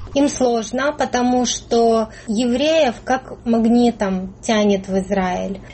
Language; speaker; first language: Russian; native; Russian